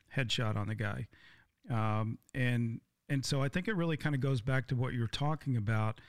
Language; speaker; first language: English; native; English